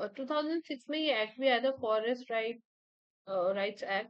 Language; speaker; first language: Hindi; native; Hindi